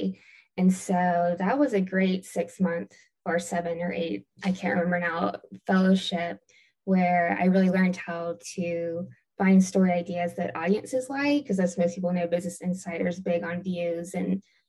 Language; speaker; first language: English; native; English